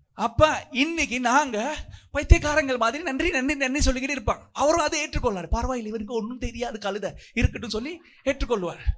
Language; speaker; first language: Tamil; non-native, local second language; Sinhala